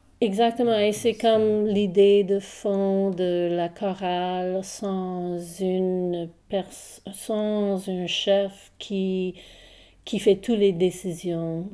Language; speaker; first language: French; non-native, local second language; English